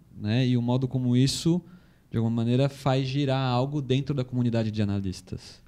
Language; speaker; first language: Portuguese; native; Portuguese